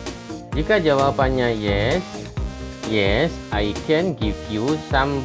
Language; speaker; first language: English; non-native, learner; Indonesian